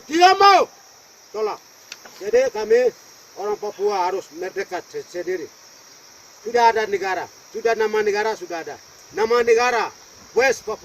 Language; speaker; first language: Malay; non-native, local second language; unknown